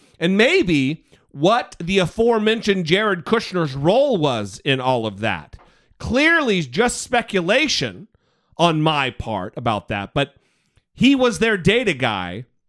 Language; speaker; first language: English; native; English